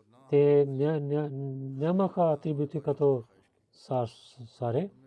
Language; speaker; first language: Bulgarian; non-native, learner; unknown